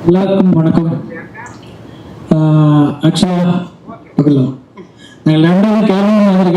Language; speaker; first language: Tamil; non-native, learner; Malayalam